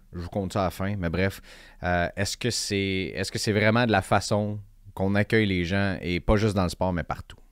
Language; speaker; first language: French; native; French